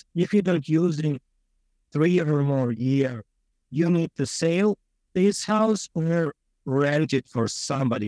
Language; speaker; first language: English; non-native, learner; Ukrainian